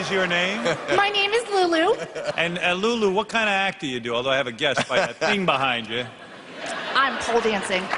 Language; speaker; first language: English; native; English